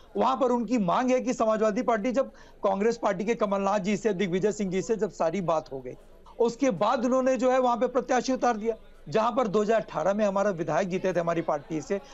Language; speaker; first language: Hindi; native; Hindi